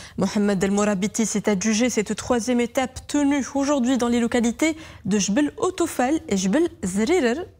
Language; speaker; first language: French; non-native, local second language; Arabic